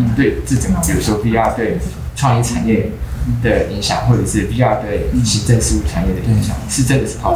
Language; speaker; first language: Chinese; native; Chinese